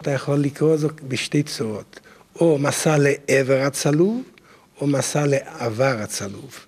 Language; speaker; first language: Hebrew; non-native, fluent; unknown